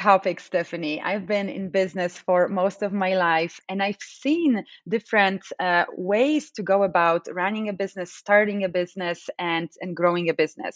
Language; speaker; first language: English; non-native, fluent; Polish